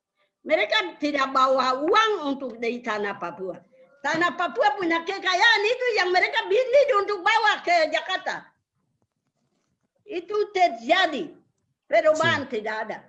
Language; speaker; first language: Indonesian; non-native, local second language; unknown